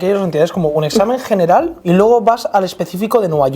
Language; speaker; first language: Spanish; native; Spanish